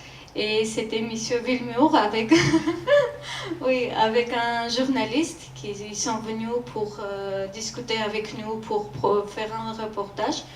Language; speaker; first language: French; non-native, learner; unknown